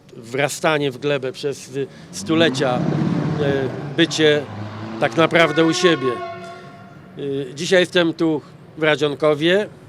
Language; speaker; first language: Polish; native; Polish